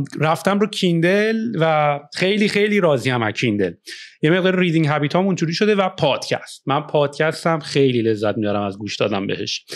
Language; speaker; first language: Persian; native; Persian